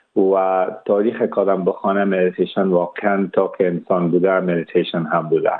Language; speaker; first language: Persian; early bilingual, heritage; Persian